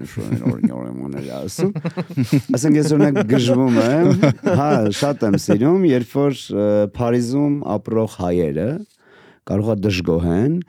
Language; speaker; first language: Armenian; native; Armenian